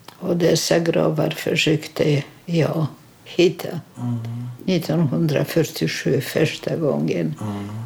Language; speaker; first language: Swedish; non-native, fluent; Polish